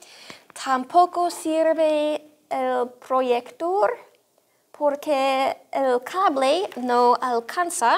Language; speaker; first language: Spanish; non-native, fluent; English